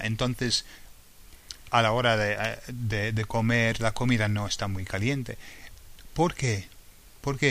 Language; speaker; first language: Spanish; non-native, fluent; English